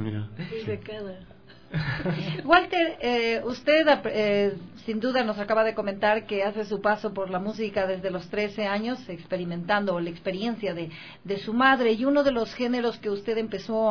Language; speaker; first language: Spanish; native; Spanish